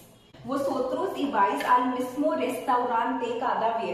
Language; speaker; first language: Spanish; non-native, fluent; Hindi